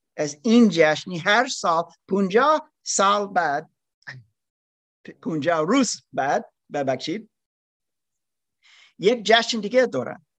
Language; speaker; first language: Persian; non-native, learner; German